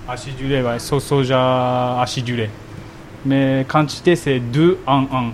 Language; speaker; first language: French; non-native, fluent; Japanese